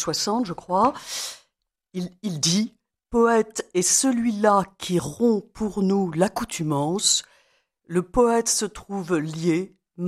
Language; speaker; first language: French; native; French